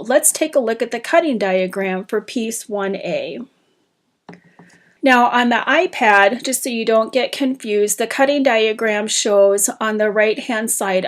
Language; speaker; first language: English; native; English